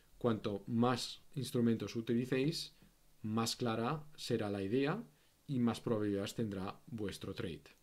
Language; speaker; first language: Spanish; native; Spanish